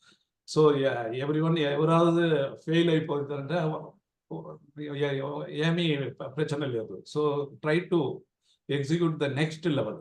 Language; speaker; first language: Telugu; non-native, local second language; Tamil